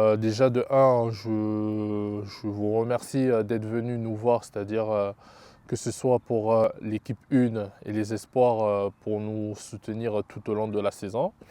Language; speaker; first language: French; early bilingual, other home language; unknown